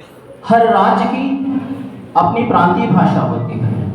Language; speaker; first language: Hindi; non-native, local second language; Telugu